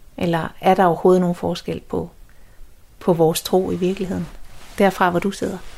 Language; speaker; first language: Danish; native; Danish